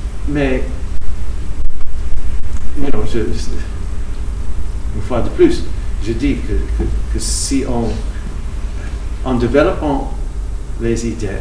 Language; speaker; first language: French; non-native, fluent; English